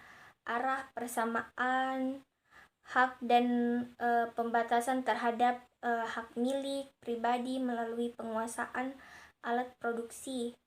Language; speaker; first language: Indonesian; native; Indonesian